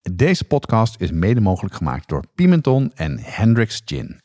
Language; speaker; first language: Dutch; native; Dutch